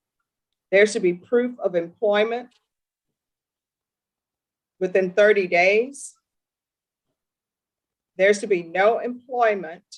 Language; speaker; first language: English; native; English